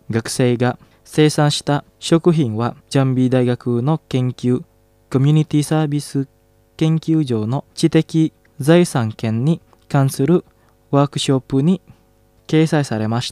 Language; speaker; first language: Japanese; non-native, fluent; Indonesian